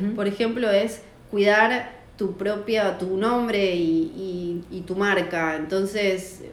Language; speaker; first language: Spanish; native; Spanish